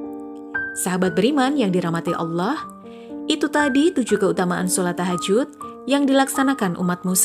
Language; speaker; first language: Indonesian; native; Indonesian